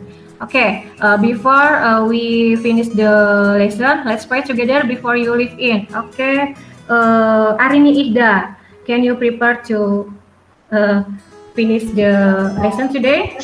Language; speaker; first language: English; non-native, learner; Indonesian